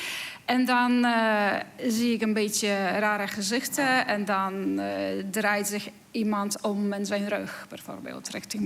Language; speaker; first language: Dutch; non-native, fluent; Polish